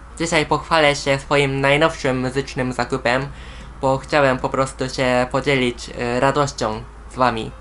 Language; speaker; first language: Polish; non-native, fluent; Japanese